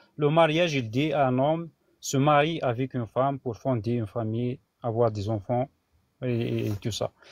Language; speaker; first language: French; non-native, local second language; Kabyle